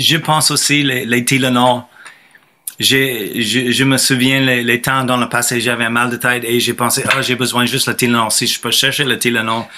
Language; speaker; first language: French; non-native, fluent; English